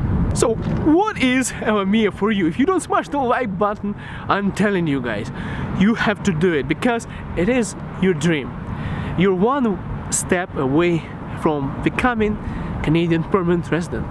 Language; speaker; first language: English; non-native, local second language; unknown